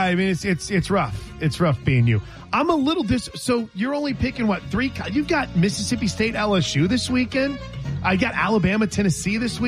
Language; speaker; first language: English; native; English